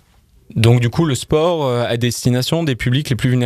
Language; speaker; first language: French; native; French